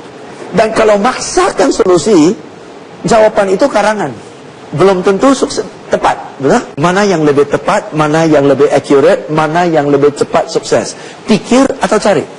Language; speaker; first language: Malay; non-native, fluent; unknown